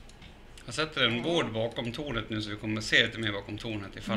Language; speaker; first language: Swedish; native; Swedish